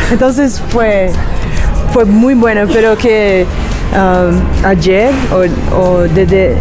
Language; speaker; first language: Spanish; non-native, learner; Portuguese